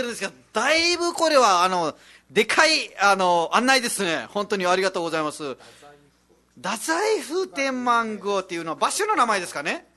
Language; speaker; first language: Japanese; non-native, fluent; Nepali